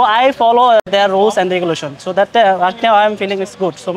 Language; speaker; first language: English; non-native, learner; Bangla